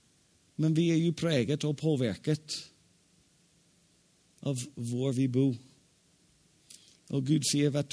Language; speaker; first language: Swedish; non-native, fluent; English